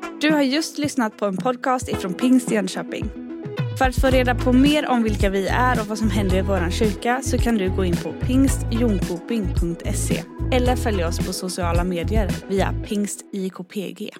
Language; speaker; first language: Swedish; native; Swedish